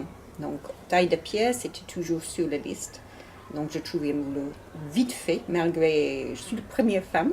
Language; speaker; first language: French; non-native, learner; English